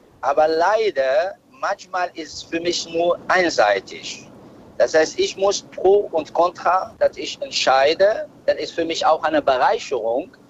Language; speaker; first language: German; non-native, learner; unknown